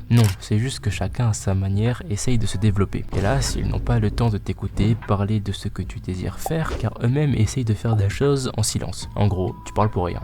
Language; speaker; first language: French; native; French